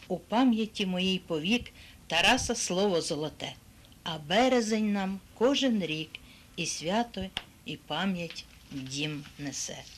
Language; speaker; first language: Ukrainian; native; Ukrainian